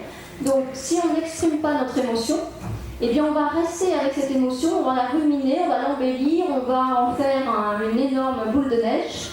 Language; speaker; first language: French; native; French